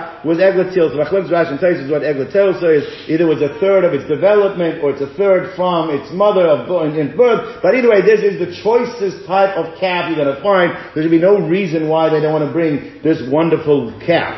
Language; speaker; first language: English; native; English